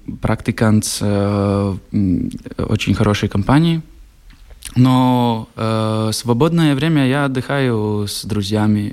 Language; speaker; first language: Russian; non-native, local second language; Latvian